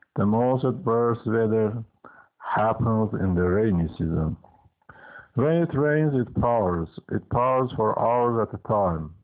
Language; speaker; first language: English; non-native, fluent; Persian